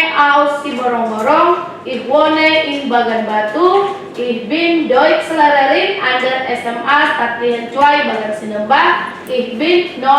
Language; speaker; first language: German; non-native, learner; Indonesian